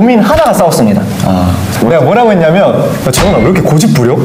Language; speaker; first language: Korean; native; Korean